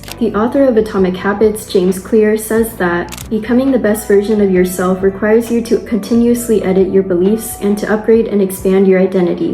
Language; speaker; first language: English; native; English